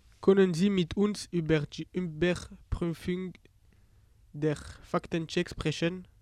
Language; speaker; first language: German; non-native, learner; French